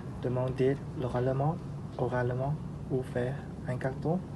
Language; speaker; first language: French; non-native, learner; Vietnamese